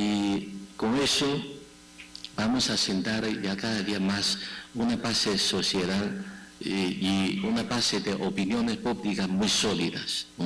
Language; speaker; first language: Spanish; non-native, fluent; Chinese